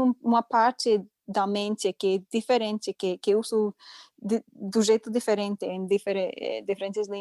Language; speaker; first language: Portuguese; non-native, fluent; English